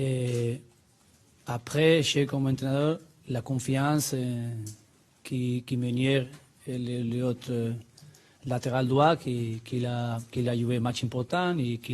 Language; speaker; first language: French; non-native, learner; Spanish